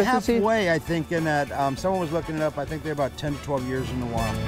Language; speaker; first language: English; native; English